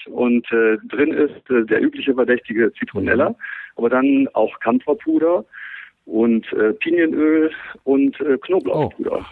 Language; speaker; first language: German; native; German